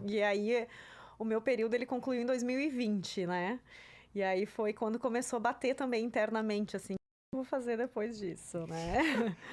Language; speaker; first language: Portuguese; non-native, local second language; German